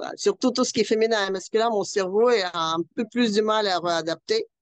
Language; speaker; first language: French; non-native, fluent; Russian